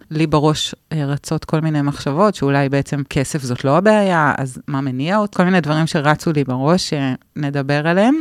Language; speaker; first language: Hebrew; native; Hebrew